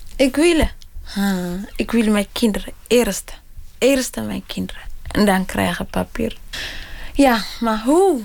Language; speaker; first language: Dutch; non-native, learner; Tigrinya